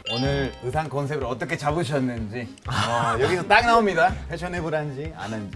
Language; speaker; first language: Korean; non-native, fluent; Spanish